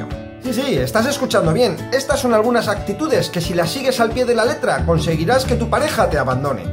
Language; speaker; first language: Spanish; native; Spanish